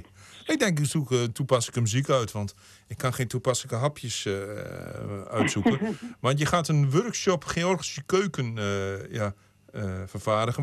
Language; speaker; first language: Dutch; native; Dutch